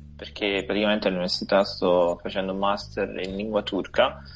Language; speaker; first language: Italian; native; Italian